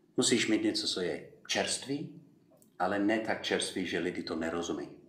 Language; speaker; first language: Czech; non-native, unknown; English